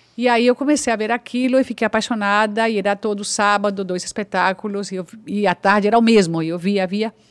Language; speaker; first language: Portuguese; non-native, fluent; Spanish